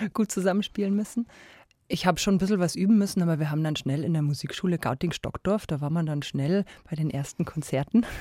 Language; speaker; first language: German; native; German